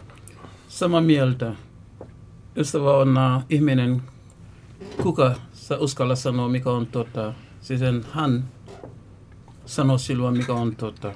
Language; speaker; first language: Finnish; non-native, learner; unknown